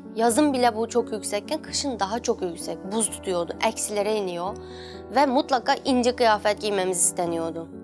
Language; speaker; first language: Turkish; non-native, fluent; Uyghur